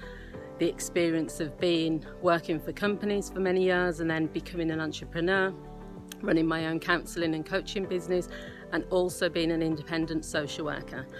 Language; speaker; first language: English; native; English